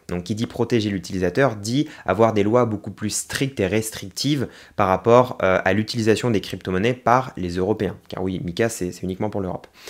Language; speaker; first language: French; native; French